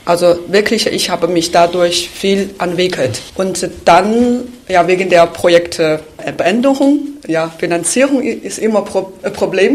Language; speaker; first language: German; non-native, fluent; Chinese